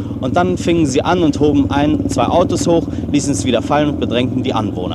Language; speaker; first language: German; native; German